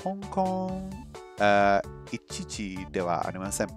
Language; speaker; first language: Japanese; non-native, learner; English